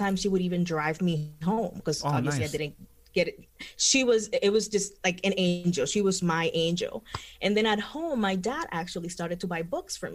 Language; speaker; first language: English; non-native, fluent; Spanish